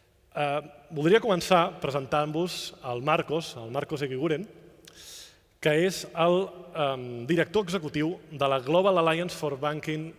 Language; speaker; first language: Catalan; native; Catalan